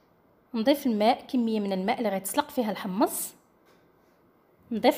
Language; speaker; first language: Arabic; native; Arabic